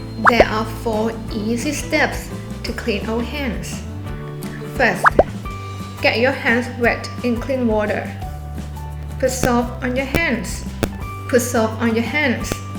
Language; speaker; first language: English; non-native, fluent; Thai